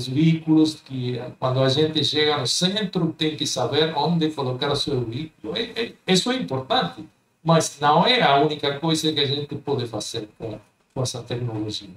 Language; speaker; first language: Portuguese; non-native, fluent; Spanish